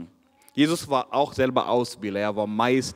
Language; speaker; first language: German; non-native, fluent; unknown